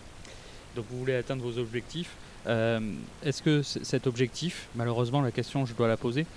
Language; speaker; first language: French; native; French